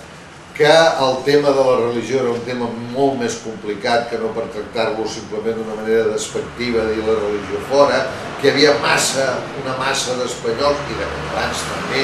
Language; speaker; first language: Catalan; native; Catalan